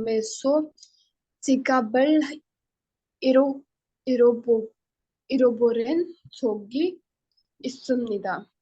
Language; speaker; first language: Korean; non-native, learner; Hindi